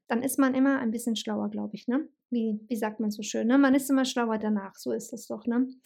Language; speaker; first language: German; early bilingual, other home language; Bosnian